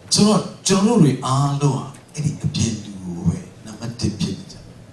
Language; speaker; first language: Burmese; non-native, local second language; Kachin